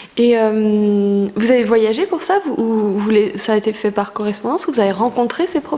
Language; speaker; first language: French; native; French